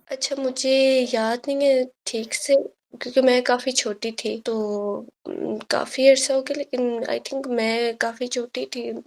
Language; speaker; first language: Urdu; native; Urdu